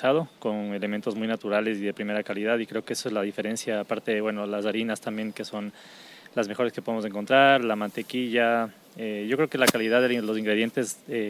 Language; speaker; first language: Spanish; native; Spanish